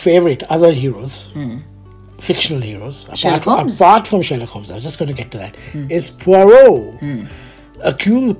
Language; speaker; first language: English; native; English